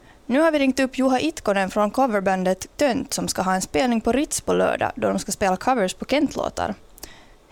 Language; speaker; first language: Swedish; native; Swedish